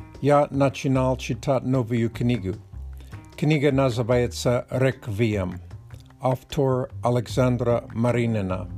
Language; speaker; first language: Russian; non-native, learner; English